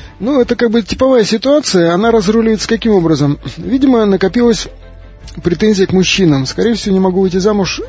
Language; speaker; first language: Russian; native; Russian